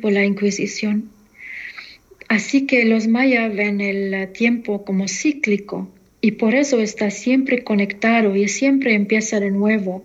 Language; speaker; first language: Spanish; non-native, fluent; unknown